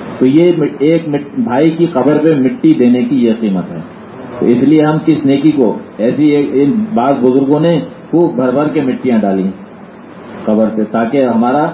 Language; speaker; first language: Urdu; native; Urdu